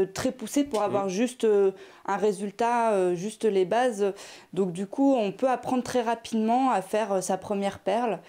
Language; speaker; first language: French; native; French